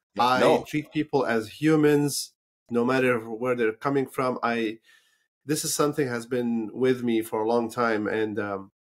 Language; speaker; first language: English; non-native, fluent; Arabic